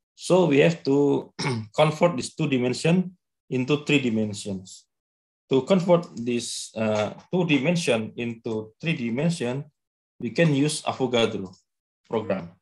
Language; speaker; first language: English; non-native, learner; Indonesian